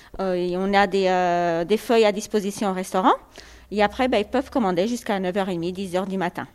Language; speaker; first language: French; non-native, fluent; Portuguese